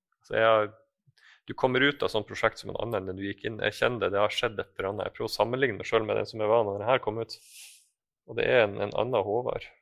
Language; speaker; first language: Norwegian; native; Norwegian